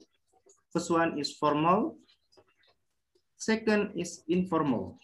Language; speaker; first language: English; non-native, learner; Indonesian